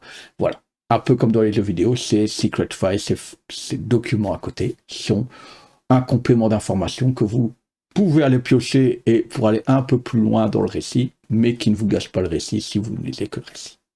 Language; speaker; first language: French; native; French